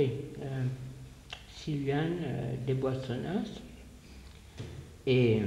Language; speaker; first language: French; non-native, fluent; English